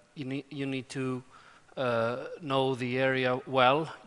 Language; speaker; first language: English; non-native, fluent; Icelandic